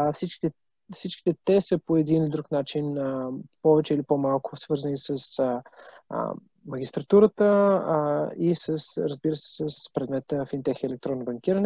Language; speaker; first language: Bulgarian; native; Bulgarian